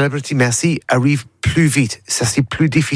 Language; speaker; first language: French; non-native, learner; English